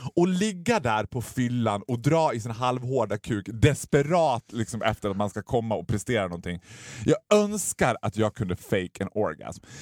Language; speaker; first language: Swedish; native; Swedish